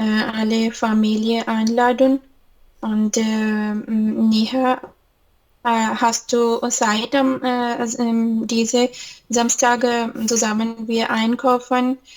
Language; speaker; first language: German; non-native, learner; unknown